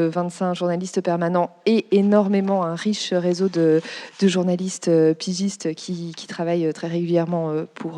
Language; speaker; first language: French; native; French